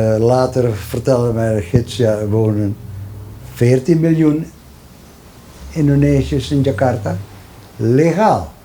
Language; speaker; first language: Dutch; early bilingual, other home language; Javanese